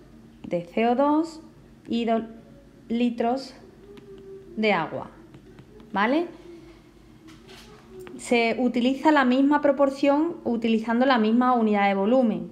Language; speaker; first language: Spanish; native; Spanish